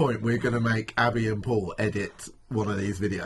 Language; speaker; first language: English; native; English